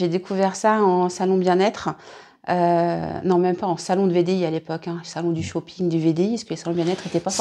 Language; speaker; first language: French; native; French